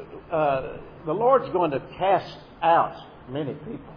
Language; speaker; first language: English; native; English